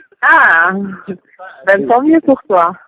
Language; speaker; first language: French; native; French